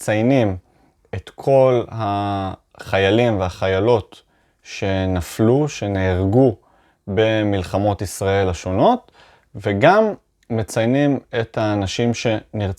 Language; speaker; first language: Hebrew; native; Hebrew